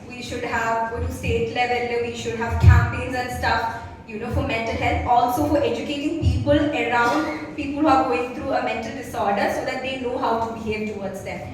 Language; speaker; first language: English; non-native, local second language; Malayalam